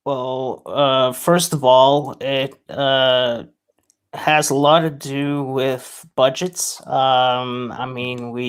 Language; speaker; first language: English; non-native, fluent; Norwegian